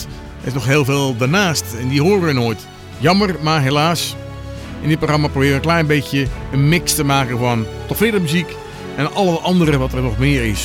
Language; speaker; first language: Dutch; native; Dutch